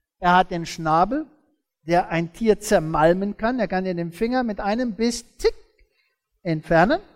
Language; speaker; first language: German; early bilingual, heritage; German